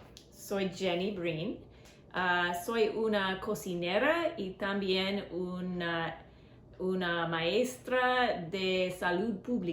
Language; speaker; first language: Spanish; non-native, learner; English